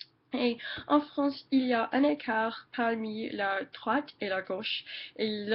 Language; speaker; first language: French; non-native, learner; English